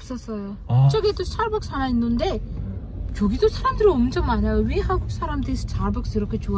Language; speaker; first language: Korean; non-native, fluent; Malayalam